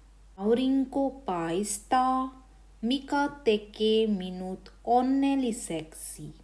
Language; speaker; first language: Finnish; non-native, fluent; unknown